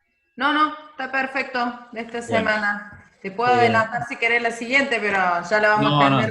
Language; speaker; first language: Spanish; native; Spanish